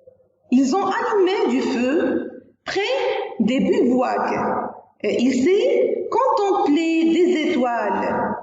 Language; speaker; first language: French; non-native, local second language; Arabic